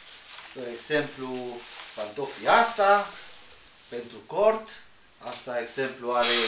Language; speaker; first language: Romanian; non-native, learner; Spanish